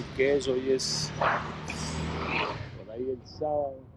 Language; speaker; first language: Spanish; native; Spanish